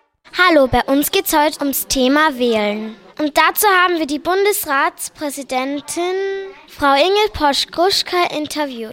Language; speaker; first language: German; native; German